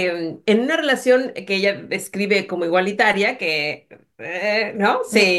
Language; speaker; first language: Spanish; native; Spanish